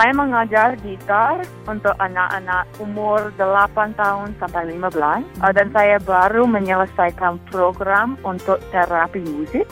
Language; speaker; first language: Indonesian; non-native, fluent; English